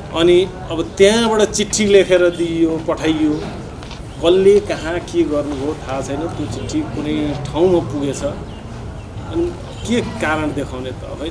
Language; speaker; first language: Nepali; non-native, local second language; Maithili